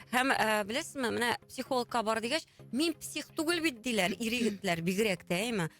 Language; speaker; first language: Tatar; native; Tatar